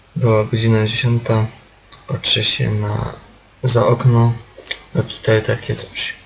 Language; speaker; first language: Polish; native; Polish